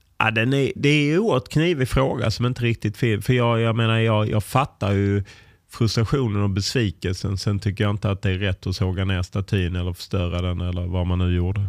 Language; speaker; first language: Swedish; native; Swedish